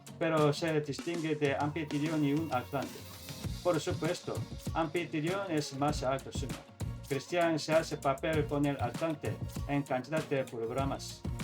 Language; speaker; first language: Spanish; non-native, learner; Korean